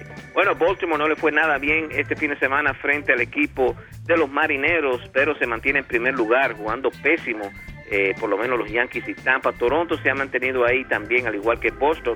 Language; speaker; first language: Spanish; native; Spanish